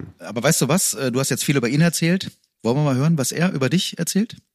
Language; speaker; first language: German; native; German